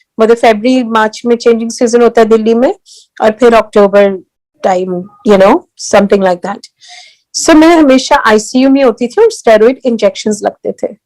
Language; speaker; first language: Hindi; early bilingual, heritage; Hindi